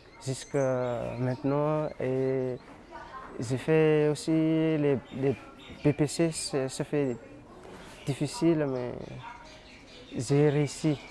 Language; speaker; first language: French; non-native, local second language; Malagasy